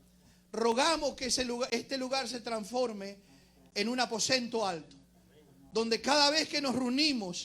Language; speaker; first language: Spanish; native; Spanish